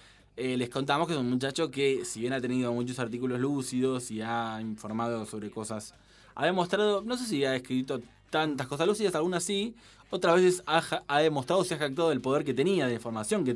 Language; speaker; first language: Spanish; native; Spanish